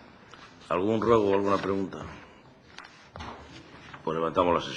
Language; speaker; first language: Spanish; native; Spanish